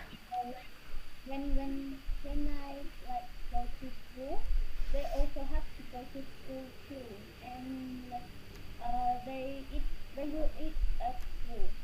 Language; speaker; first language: English; non-native, learner; Vietnamese